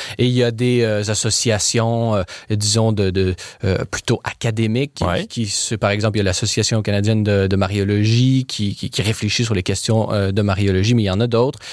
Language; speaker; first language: French; native; French